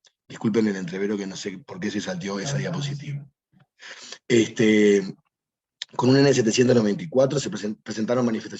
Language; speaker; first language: Spanish; native; Spanish